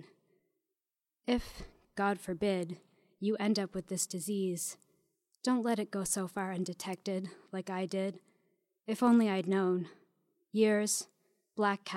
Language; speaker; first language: English; native; English